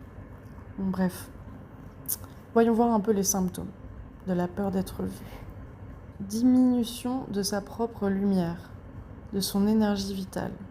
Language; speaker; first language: French; native; French